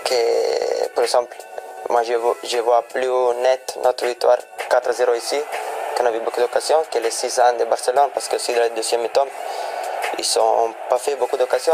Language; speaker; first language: French; non-native, fluent; Italian